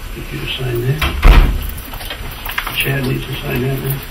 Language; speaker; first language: English; native; English